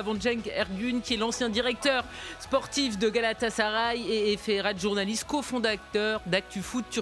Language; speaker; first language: French; native; French